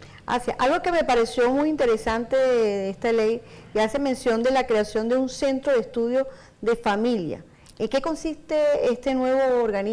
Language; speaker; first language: Spanish; native; Spanish